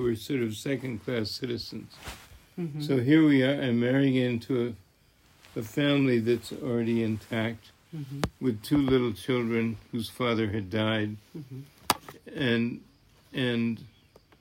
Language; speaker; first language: English; native; English